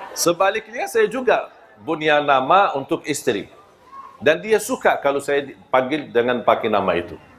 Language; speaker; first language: Malay; non-native, fluent; Arabic